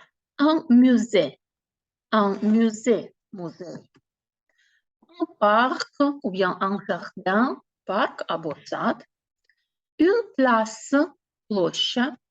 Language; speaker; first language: French; non-native, fluent; Ukrainian